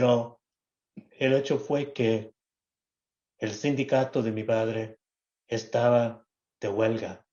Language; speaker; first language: Spanish; non-native, local second language; English